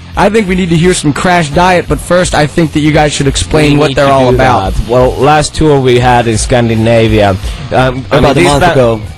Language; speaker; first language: English; non-native, fluent; Finnish